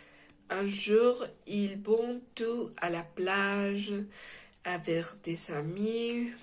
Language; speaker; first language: French; non-native, learner; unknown